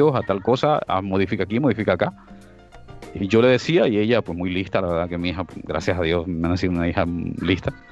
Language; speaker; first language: Spanish; native; Spanish